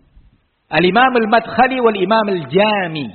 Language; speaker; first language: Arabic; non-native, fluent; Indonesian